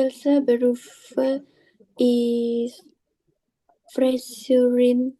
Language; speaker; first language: German; non-native, learner; Indonesian